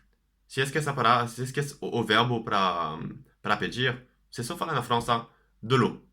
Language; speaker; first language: Portuguese; non-native, fluent; French